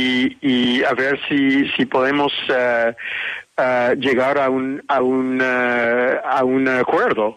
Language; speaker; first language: Spanish; non-native, fluent; English